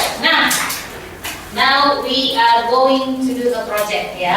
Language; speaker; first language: English; non-native, fluent; Indonesian